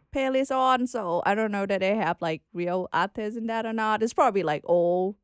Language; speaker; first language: English; non-native, learner; Thai